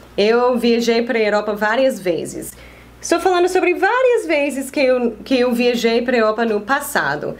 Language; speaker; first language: Portuguese; non-native, fluent; English